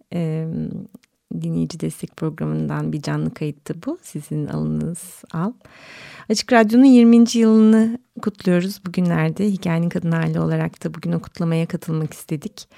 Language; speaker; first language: Turkish; native; Turkish